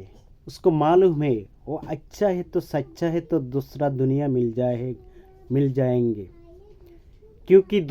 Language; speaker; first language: Hindi; non-native, learner; Bangla